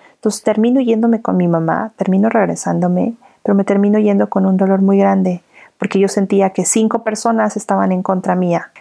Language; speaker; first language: Spanish; native; Spanish